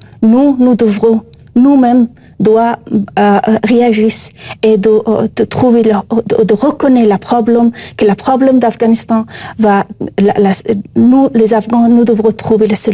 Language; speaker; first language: French; non-native, learner; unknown